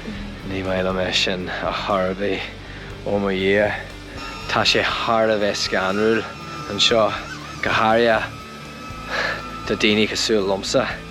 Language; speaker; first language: Irish; non-native, local second language; English